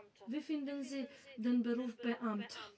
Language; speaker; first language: German; non-native, fluent; Macedonian